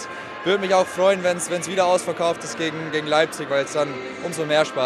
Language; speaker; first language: German; native; German